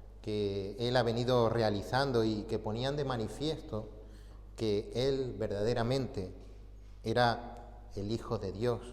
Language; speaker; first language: Spanish; native; Spanish